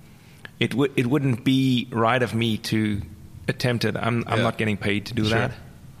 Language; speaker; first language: English; native; English